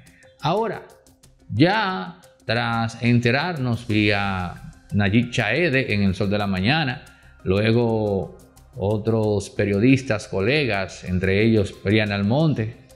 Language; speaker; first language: Spanish; native; Spanish